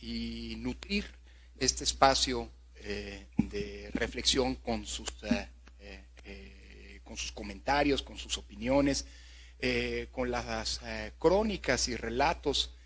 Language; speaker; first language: Spanish; native; Spanish